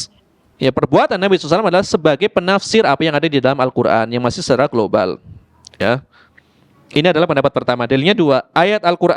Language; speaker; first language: Indonesian; native; Indonesian